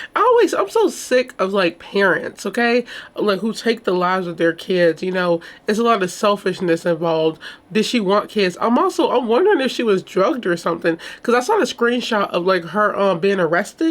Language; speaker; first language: English; native; English